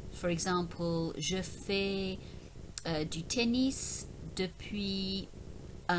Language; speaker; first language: French; non-native, fluent; English